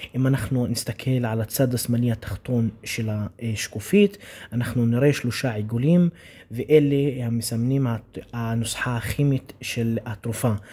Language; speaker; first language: Hebrew; non-native, local second language; Arabic